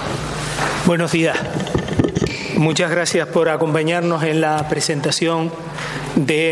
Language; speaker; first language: Spanish; native; Spanish